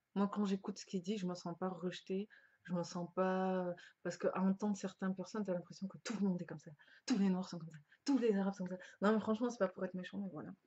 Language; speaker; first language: French; early bilingual, other home language; Lingala